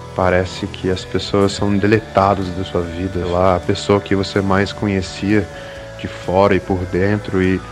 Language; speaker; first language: Portuguese; early bilingual, other home language; English